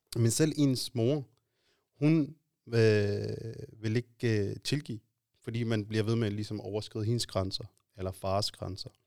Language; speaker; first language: Danish; early bilingual, other home language; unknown